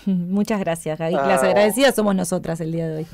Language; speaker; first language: Spanish; native; Spanish